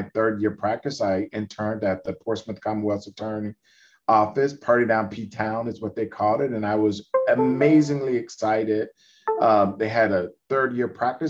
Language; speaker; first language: English; native; English